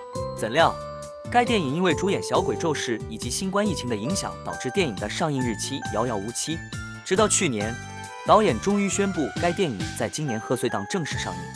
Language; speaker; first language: Chinese; native; Chinese